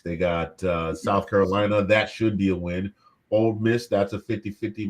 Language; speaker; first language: English; native; English